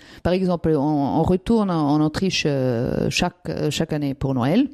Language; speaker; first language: French; non-native, fluent; German